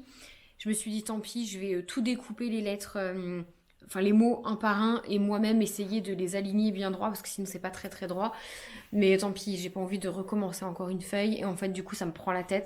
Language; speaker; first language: French; native; French